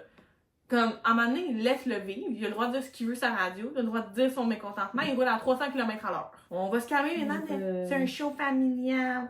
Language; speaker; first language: French; native; French